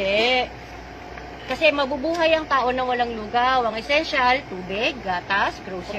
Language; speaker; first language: Filipino; native; Filipino